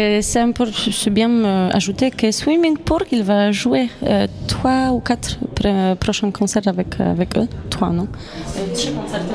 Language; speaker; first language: French; non-native, fluent; Polish